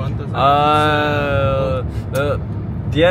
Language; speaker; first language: Spanish; non-native, learner; Turkish